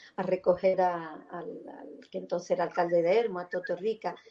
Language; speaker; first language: Spanish; native; Spanish